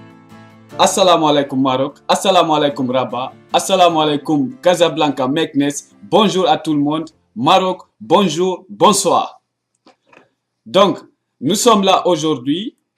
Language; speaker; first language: French; non-native, local second language; Arabic